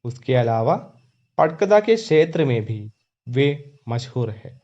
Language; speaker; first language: Hindi; non-native, local second language; Malayalam